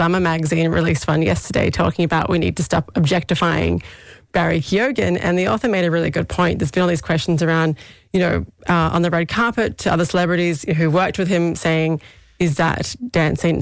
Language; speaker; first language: English; native; English